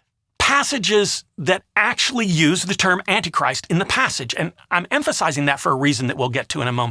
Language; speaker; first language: English; native; English